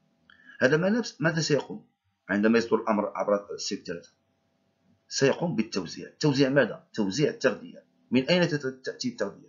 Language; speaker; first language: Arabic; native; Arabic